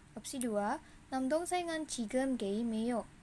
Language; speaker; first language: Korean; non-native, fluent; Indonesian